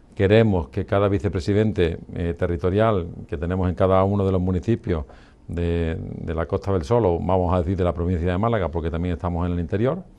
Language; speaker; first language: Spanish; native; Spanish